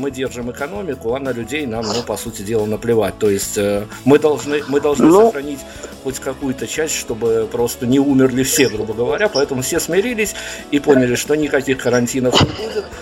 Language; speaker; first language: Russian; native; Russian